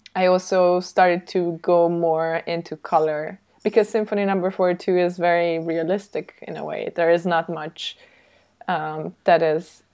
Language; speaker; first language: English; early bilingual, other home language; Hungarian